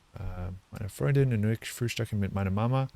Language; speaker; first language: German; non-native, learner; English